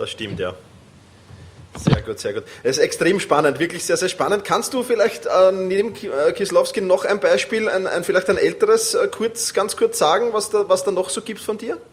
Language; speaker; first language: German; native; German